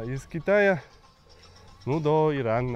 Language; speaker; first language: Russian; non-native, learner; German